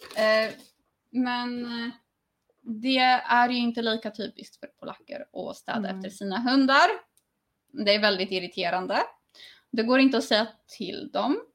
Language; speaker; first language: Swedish; early bilingual, other home language; Polish